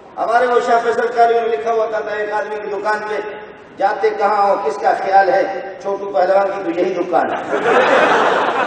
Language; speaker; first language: Urdu; non-native, local second language; Brahui